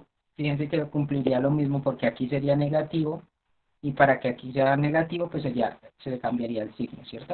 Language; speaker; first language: Spanish; native; Spanish